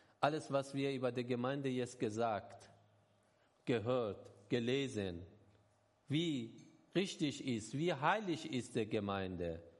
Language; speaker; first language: German; non-native, learner; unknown